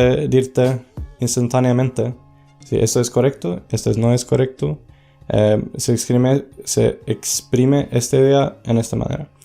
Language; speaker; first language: Spanish; non-native, fluent; Swedish